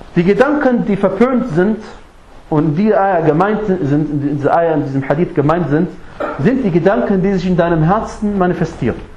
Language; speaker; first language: German; non-native, fluent; Arabic